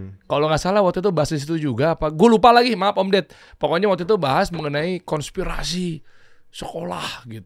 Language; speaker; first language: Indonesian; native; Indonesian